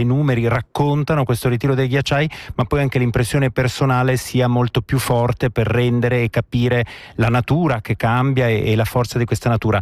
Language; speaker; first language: Italian; native; Italian